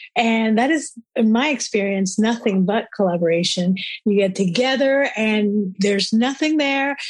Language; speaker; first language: English; non-native, fluent; Spanish